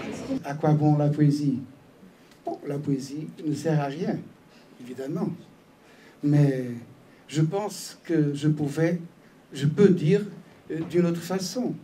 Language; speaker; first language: French; non-native, fluent; Portuguese